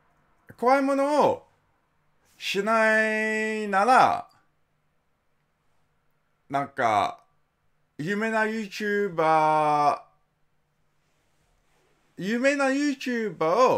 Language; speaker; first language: Japanese; non-native, learner; English